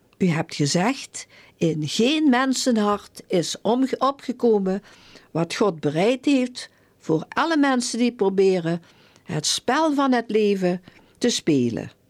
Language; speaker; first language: Dutch; native; Dutch